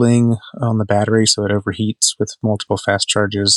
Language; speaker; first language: English; native; English